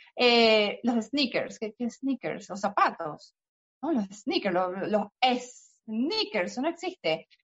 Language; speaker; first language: Spanish; native; Spanish